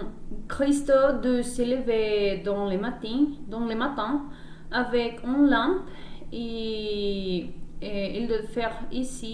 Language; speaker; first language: French; non-native, learner; Spanish